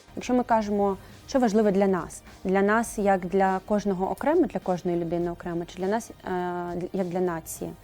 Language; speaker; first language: Ukrainian; native; Ukrainian